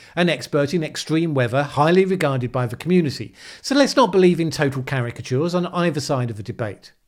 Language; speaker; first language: English; native; English